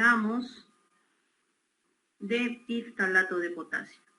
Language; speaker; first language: Spanish; native; Spanish